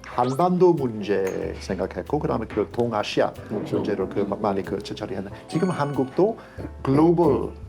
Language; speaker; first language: Korean; non-native, fluent; English